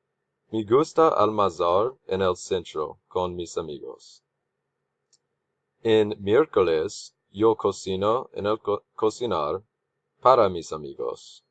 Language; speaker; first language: Spanish; non-native, learner; English